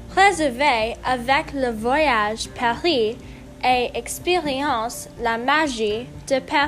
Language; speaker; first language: French; non-native, learner; English